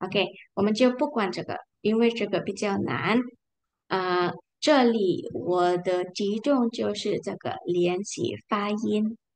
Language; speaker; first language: Chinese; non-native, fluent; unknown